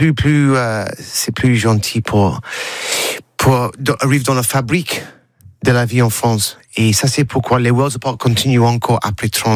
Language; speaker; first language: French; non-native, learner; English